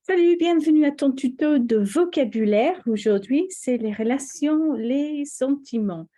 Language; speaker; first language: French; non-native, fluent; English